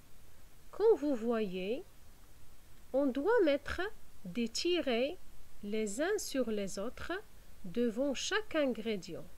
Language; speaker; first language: French; non-native, fluent; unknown